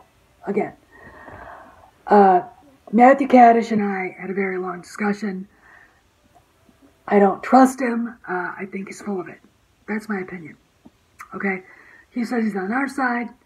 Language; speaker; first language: English; native; English